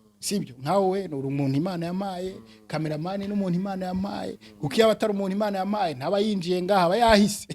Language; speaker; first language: Rundi; early bilingual, heritage; Rundi